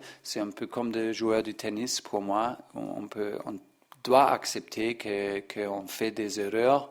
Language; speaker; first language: French; non-native, learner; German